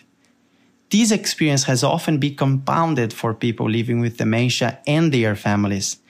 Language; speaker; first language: English; non-native, fluent; Portuguese